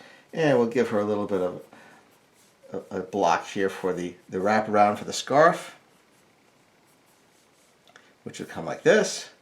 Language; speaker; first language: English; native; English